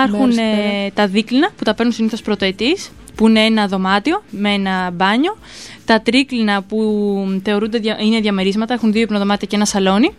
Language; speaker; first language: Greek; native; Greek